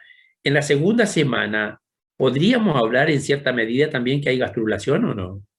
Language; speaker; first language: Spanish; native; Spanish